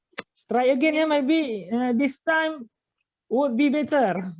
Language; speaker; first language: English; non-native, fluent; Indonesian